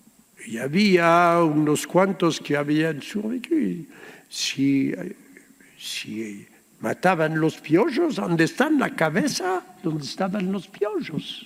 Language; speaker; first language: Spanish; early bilingual, heritage; Spanish